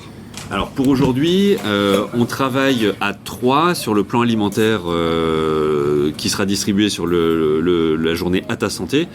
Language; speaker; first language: French; native; French